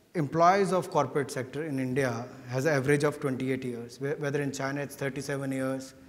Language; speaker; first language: English; non-native, local second language; Hindi